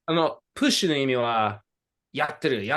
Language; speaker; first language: Japanese; non-native, fluent; English